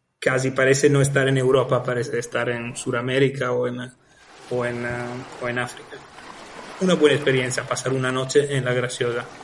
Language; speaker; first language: Spanish; non-native, fluent; Italian